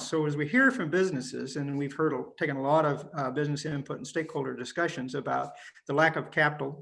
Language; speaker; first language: English; native; English